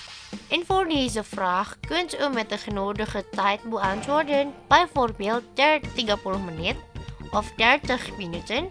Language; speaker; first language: Dutch; non-native, fluent; Indonesian